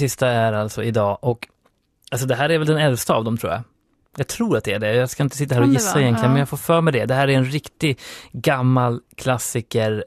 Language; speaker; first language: Swedish; native; Swedish